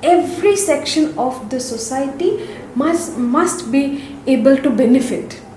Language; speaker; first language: English; non-native, local second language; Assamese